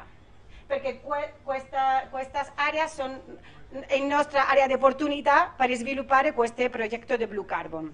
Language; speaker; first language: Italian; non-native, learner; Spanish